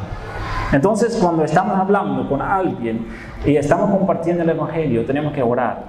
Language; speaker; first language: Spanish; non-native, fluent; Dutch